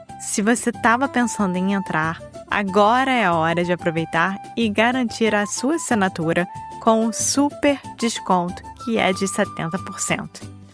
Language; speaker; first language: Portuguese; native; Portuguese